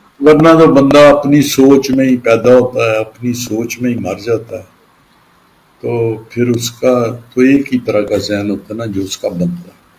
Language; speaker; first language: Urdu; non-native, local second language; Punjabi